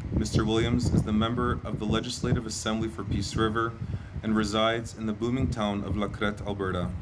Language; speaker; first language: English; native; English